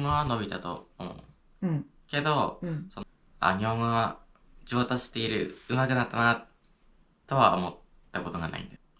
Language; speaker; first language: Japanese; early bilingual, heritage; Japanese